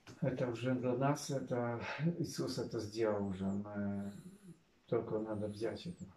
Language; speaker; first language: Russian; non-native, learner; Polish